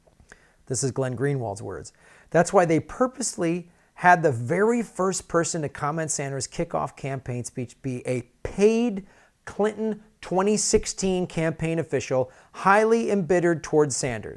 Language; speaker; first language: English; native; English